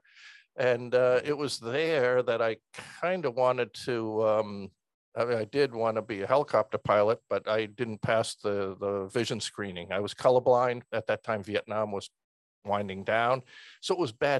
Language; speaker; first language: English; native; English